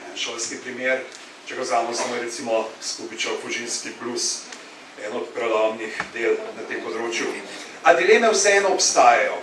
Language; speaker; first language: Slovenian; native; Slovenian